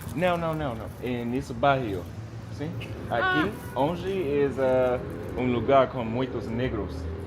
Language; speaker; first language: Portuguese; non-native, learner; English